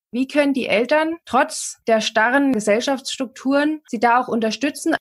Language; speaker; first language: German; native; German